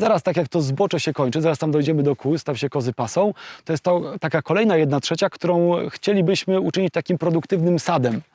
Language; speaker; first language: Polish; native; Polish